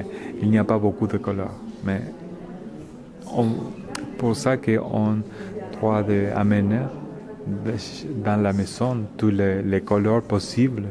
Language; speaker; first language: French; non-native, learner; Spanish